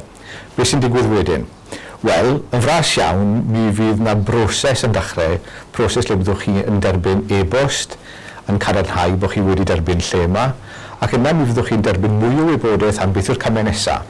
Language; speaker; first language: Welsh; native; Welsh